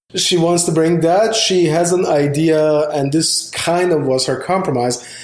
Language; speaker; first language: English; non-native, fluent; Persian